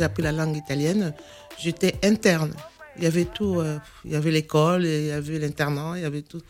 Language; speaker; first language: French; non-native, local second language; Lingala